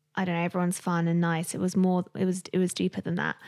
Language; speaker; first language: English; native; English